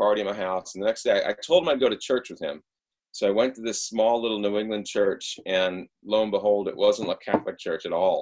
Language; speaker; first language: English; native; English